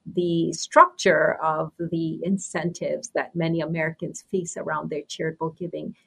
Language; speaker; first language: English; native; English